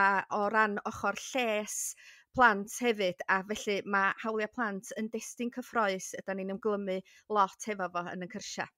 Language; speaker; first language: Welsh; native; Welsh